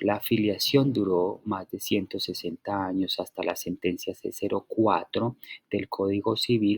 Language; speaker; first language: Spanish; native; Spanish